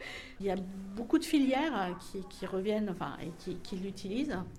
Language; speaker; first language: French; native; French